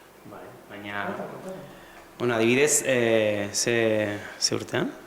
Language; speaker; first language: Basque; non-native, local second language; Spanish